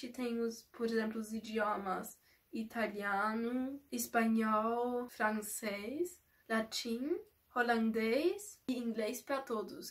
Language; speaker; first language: Portuguese; early bilingual, heritage; Portuguese